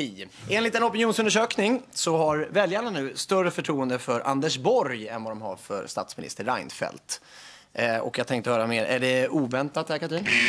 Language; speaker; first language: Swedish; native; Swedish